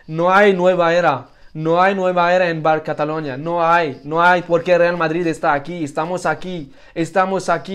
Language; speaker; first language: Spanish; non-native, learner; French